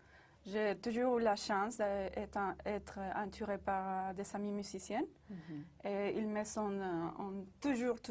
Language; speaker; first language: French; non-native, fluent; Spanish